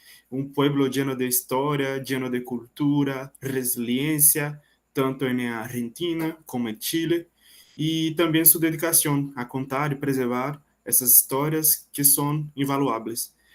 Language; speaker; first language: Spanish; non-native, learner; Portuguese